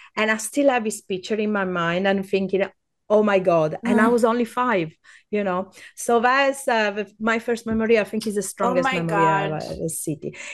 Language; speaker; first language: English; non-native, fluent; Italian